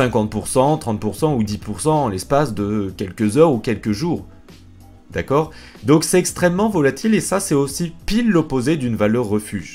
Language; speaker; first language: French; native; French